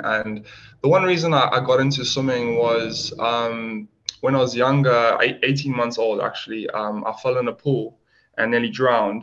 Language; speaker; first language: English; native; English